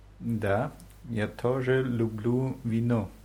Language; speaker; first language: Russian; non-native, learner; German